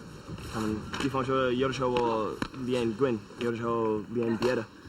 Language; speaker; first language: Chinese; non-native, learner; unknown